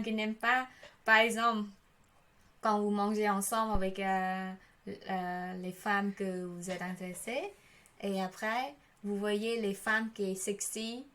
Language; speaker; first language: French; non-native, learner; Khmer